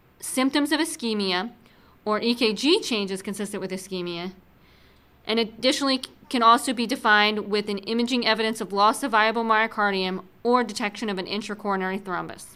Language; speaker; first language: English; native; English